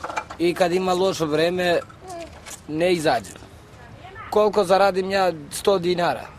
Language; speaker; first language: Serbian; non-native, local second language; Romany